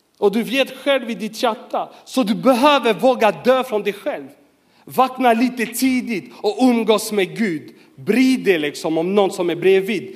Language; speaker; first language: Swedish; non-native, fluent; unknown